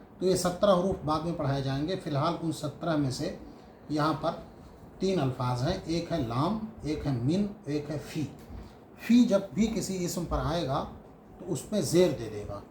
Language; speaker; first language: Urdu; native; Urdu